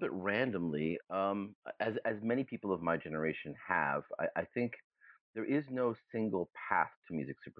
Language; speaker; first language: English; early bilingual, other home language; German